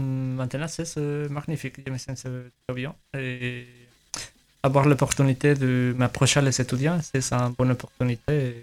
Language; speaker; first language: French; non-native, learner; Spanish